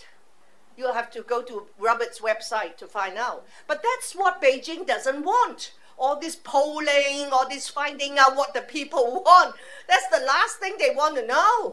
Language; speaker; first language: English; non-native, local second language; Cantonese